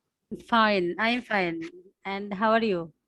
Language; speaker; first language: English; non-native, learner; Bangla